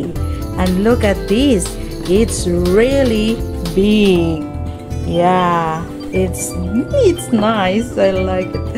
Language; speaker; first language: English; non-native, local second language; Filipino